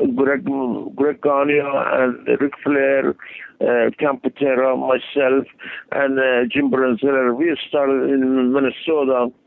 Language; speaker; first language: English; non-native, learner; Persian